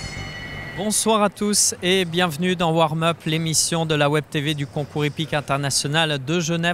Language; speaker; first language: French; native; French